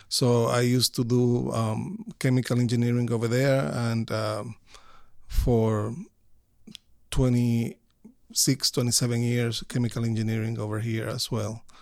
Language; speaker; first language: English; non-native, fluent; Spanish